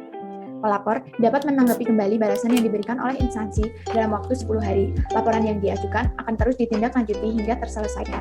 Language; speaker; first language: Indonesian; native; Indonesian